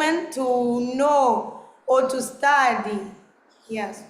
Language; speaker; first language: English; non-native, learner; Portuguese